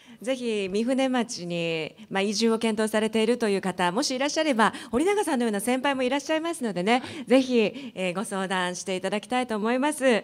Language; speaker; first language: Japanese; native; Japanese